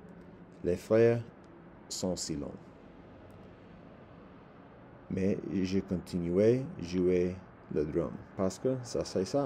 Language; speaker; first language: French; non-native, learner; English